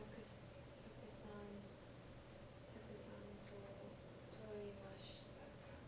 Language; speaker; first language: Japanese; non-native, learner; English